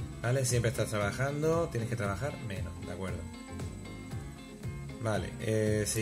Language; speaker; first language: Spanish; native; Spanish